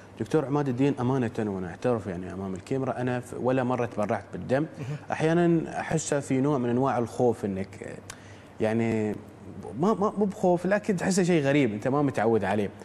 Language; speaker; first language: Arabic; native; Arabic